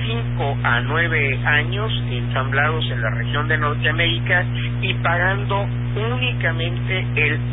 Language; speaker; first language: Spanish; native; Spanish